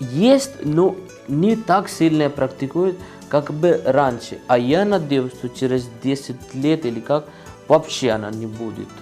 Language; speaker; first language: Russian; non-native, learner; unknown